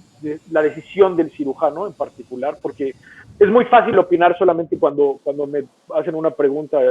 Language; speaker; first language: Spanish; native; Spanish